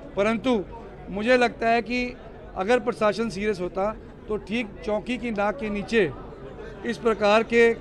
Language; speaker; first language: Hindi; native; Hindi